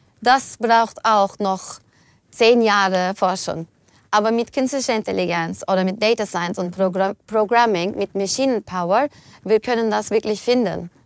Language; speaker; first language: German; non-native, fluent; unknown